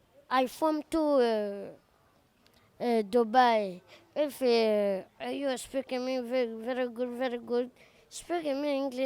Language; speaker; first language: English; non-native, learner; Lingala